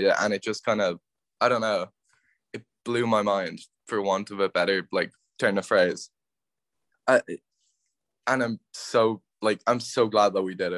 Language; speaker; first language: English; native; English